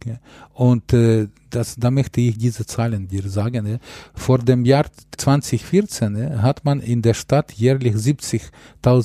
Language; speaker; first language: German; non-native, fluent; Ukrainian